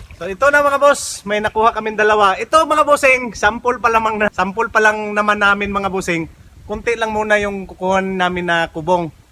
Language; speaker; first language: Filipino; non-native, local second language; Cebuano